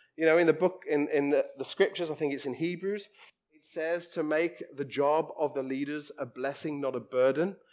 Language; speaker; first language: English; native; English